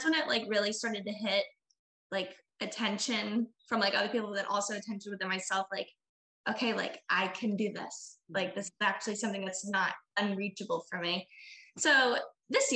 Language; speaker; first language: English; native; English